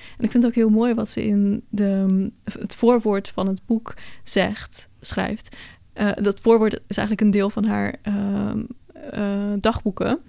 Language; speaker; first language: Dutch; early bilingual, other home language; Persian